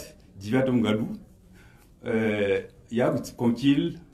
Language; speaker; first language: Russian; non-native, fluent; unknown